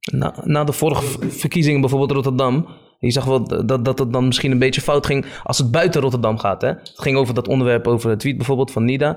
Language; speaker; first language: Dutch; early bilingual, other home language; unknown